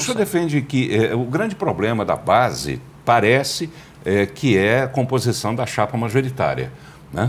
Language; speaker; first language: Portuguese; native; Portuguese